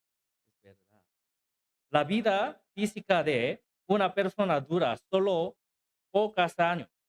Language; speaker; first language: Spanish; non-native, learner; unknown